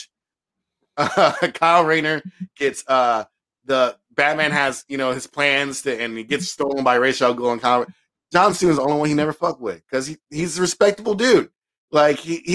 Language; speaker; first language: English; native; English